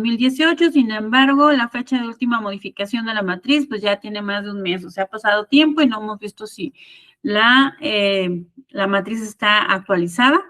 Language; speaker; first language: Spanish; native; Spanish